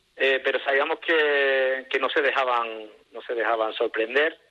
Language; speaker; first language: Spanish; native; Spanish